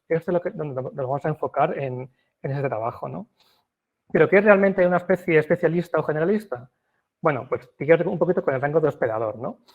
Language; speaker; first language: Spanish; native; Spanish